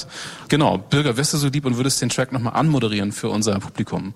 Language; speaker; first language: German; native; German